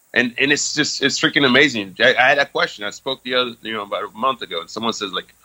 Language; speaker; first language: English; early bilingual, other home language; French